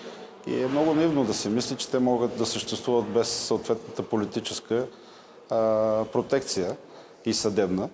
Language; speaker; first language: Bulgarian; native; Bulgarian